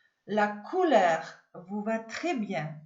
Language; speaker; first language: French; non-native, fluent; Macedonian